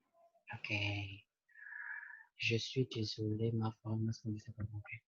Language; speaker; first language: French; non-native, fluent; Indonesian